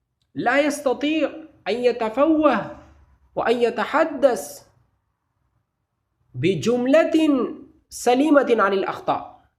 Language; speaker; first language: Arabic; non-native, fluent; Urdu